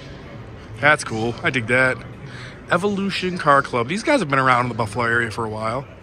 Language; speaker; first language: English; native; English